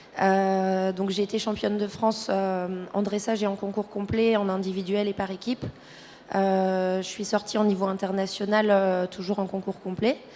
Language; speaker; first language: French; native; French